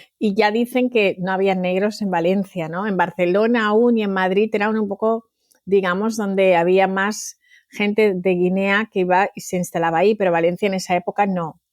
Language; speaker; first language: Spanish; native; Spanish